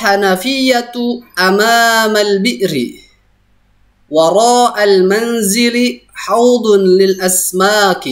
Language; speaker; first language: Arabic; non-native, fluent; Indonesian